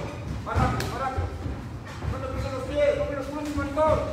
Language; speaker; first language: Spanish; native; Spanish